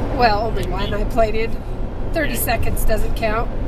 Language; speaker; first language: English; native; English